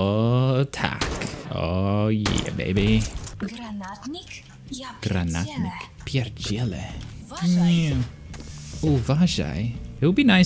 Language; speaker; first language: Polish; non-native, learner; Finnish